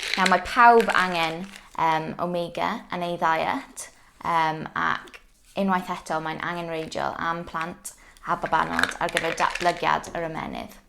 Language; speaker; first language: Welsh; non-native, local second language; English